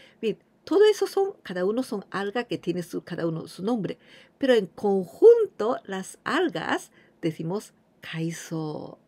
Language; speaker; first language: Spanish; non-native, fluent; Japanese